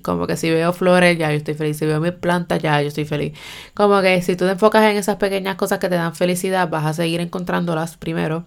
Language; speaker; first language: Spanish; native; Spanish